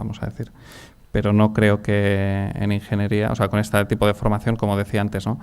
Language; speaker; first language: Spanish; native; Spanish